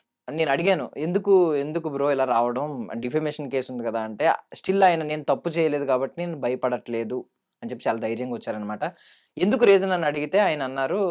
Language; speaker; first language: Telugu; native; Telugu